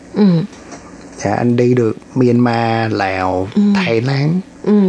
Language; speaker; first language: Vietnamese; non-native, learner; English